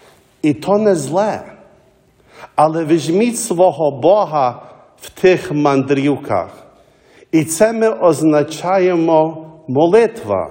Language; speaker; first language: Ukrainian; early bilingual, heritage; Ukrainian